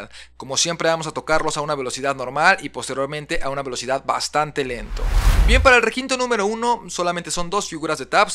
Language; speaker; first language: Spanish; native; Spanish